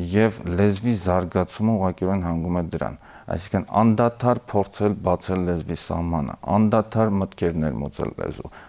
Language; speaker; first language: Armenian; native; Armenian